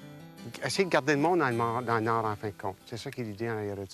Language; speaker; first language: French; native; French